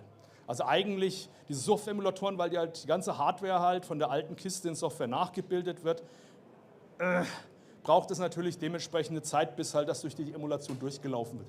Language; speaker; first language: German; native; German